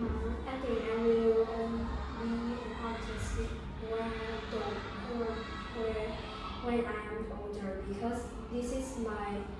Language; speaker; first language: English; non-native, learner; Vietnamese